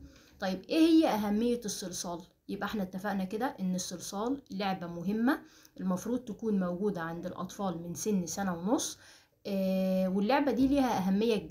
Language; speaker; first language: Arabic; native; Arabic